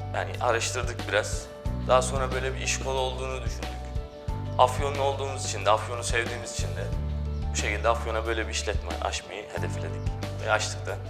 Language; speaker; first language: Turkish; native; Turkish